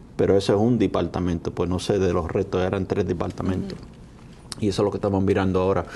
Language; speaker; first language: Spanish; early bilingual, heritage; Spanish